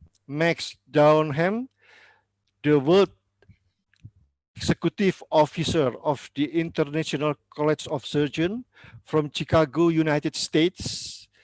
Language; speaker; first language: English; non-native, learner; Indonesian